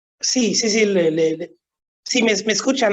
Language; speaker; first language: Spanish; non-native, local second language; Haitian Creole